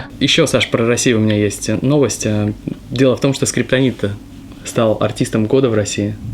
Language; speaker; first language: Russian; native; Russian